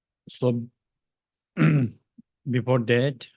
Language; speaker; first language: English; non-native, fluent; Tibetan